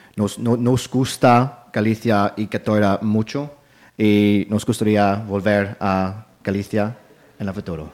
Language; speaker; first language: Spanish; non-native, learner; English